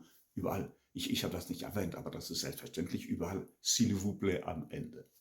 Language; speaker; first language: German; non-native, fluent; French